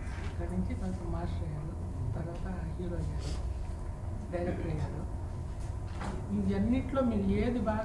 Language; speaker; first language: Telugu; native; Telugu